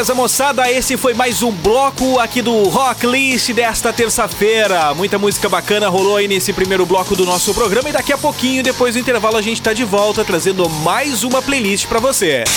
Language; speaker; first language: Portuguese; native; Portuguese